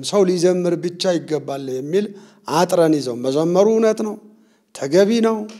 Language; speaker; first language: Amharic; non-native, local second language; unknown